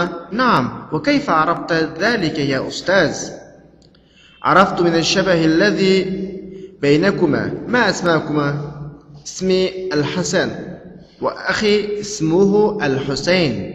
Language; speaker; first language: Arabic; non-native, fluent; Uyghur